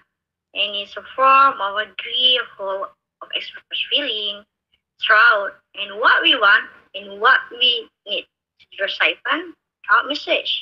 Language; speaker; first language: English; non-native, learner; Indonesian